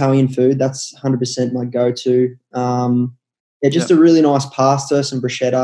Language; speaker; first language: English; native; English